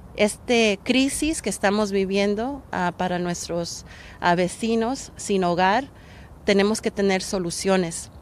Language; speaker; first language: Spanish; early bilingual, heritage; Spanish